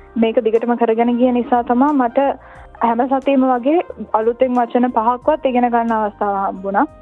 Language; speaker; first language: Sinhala; native; Sinhala